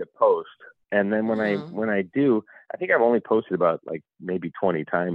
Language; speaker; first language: English; native; English